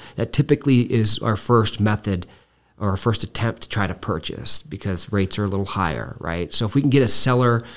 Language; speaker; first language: English; native; English